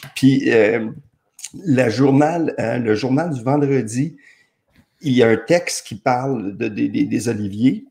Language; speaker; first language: French; native; French